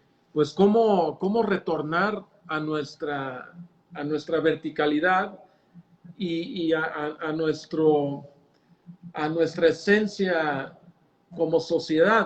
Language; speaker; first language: Spanish; native; Spanish